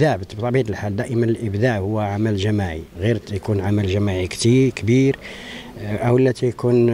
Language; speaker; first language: Arabic; native; Arabic